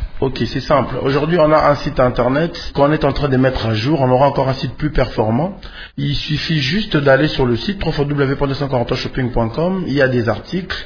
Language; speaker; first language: French; non-native, local second language; Lingala